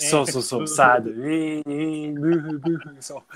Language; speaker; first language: Japanese; non-native, learner; English